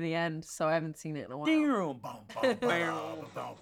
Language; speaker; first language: English; native; English